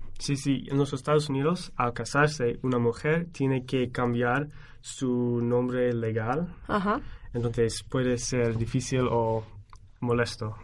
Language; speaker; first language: Spanish; non-native, fluent; English